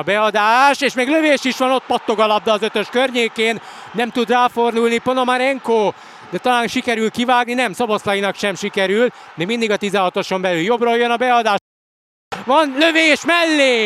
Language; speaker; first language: Hungarian; native; Hungarian